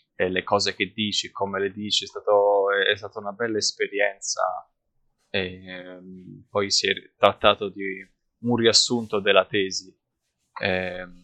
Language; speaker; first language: Italian; native; Italian